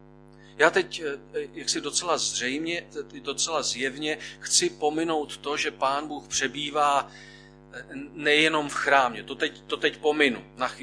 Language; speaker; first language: Czech; native; Czech